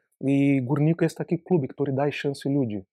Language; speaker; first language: Polish; non-native, learner; Portuguese